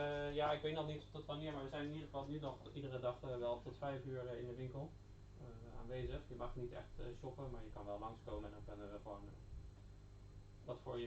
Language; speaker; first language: Dutch; native; Dutch